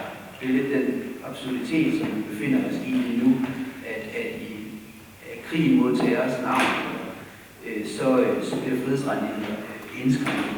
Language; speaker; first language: Danish; native; Danish